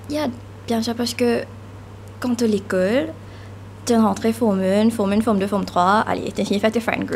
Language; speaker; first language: French; non-native, local second language; Morisyen